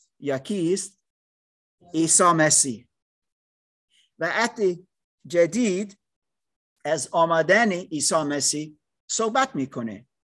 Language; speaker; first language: Persian; non-native, learner; English